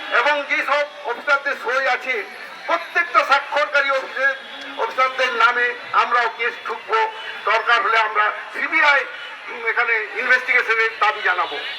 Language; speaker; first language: Bangla; non-native, local second language; Santali